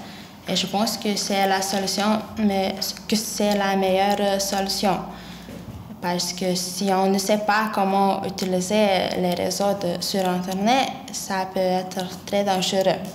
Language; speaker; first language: French; non-native, learner; Lithuanian